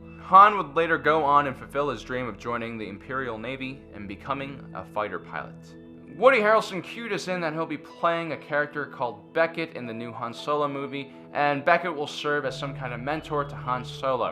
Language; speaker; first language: English; native; English